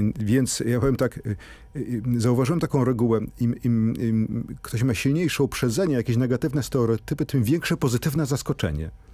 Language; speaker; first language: Polish; native; Polish